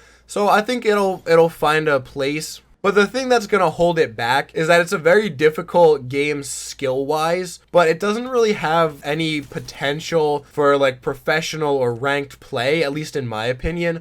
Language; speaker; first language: English; native; English